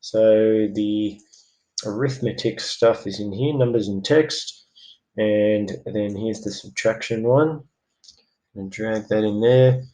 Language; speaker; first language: English; native; English